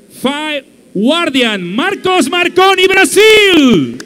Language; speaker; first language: English; non-native, learner; Portuguese